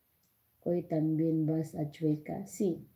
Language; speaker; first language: Spanish; non-native, learner; Filipino